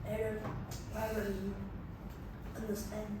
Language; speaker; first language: English; non-native, learner; Vietnamese